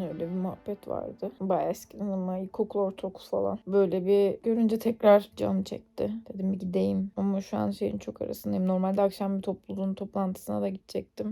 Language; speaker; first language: Turkish; native; Turkish